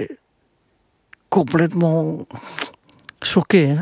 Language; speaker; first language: French; non-native, fluent; Indonesian